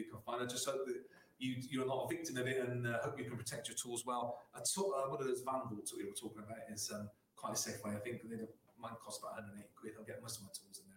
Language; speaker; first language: English; native; English